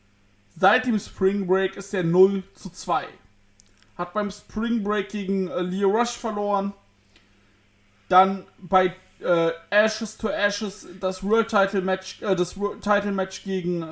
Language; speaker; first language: German; native; German